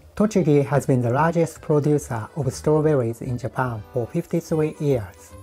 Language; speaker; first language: English; non-native, fluent; Japanese